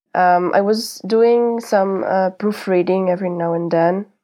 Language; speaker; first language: English; non-native, fluent; Italian